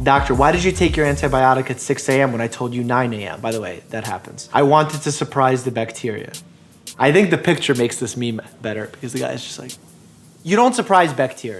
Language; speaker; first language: English; native; English